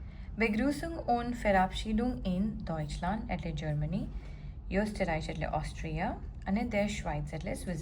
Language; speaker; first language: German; non-native, learner; Gujarati